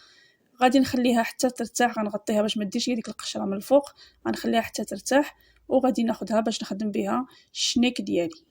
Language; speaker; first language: Arabic; native; Arabic